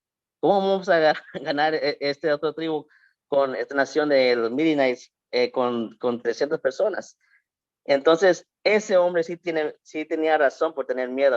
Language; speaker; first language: Spanish; early bilingual, heritage; Spanish